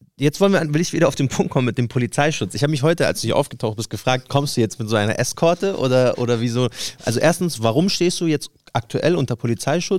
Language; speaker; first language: German; native; German